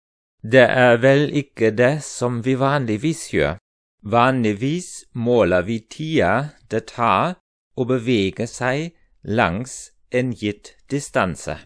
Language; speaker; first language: Norwegian; non-native, fluent; German